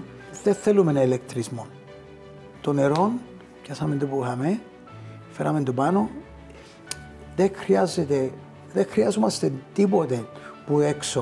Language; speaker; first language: Greek; early bilingual, heritage; Greek